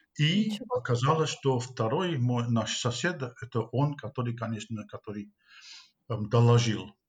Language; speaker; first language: Russian; non-native, fluent; English